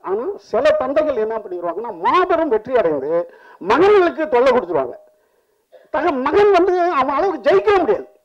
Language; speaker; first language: Tamil; native; Tamil